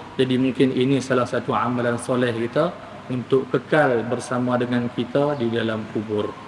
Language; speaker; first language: Malay; native; Malay